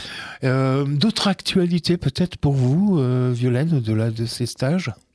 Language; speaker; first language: French; native; French